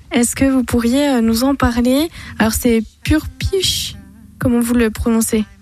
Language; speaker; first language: French; native; French